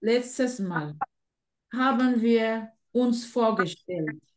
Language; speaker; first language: German; non-native, fluent; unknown